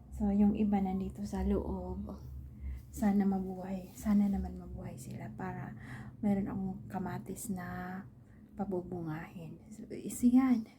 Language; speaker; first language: Filipino; non-native, local second language; Waray